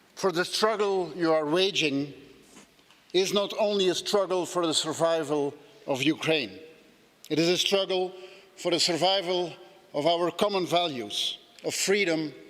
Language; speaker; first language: English; non-native, fluent; Dutch